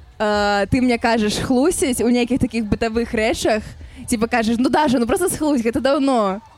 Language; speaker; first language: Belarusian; non-native, local second language; Russian